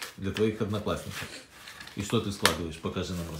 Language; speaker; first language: Russian; native; Russian